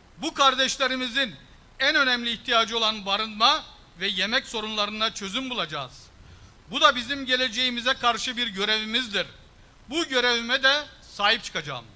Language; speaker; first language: Turkish; early bilingual, heritage; Turkish